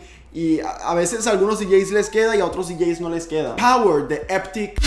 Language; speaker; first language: Spanish; native; Spanish